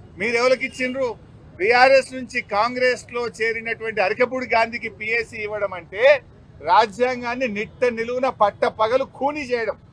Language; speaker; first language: Telugu; native; Telugu